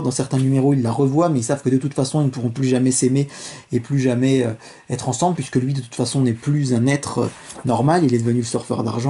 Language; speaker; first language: French; native; French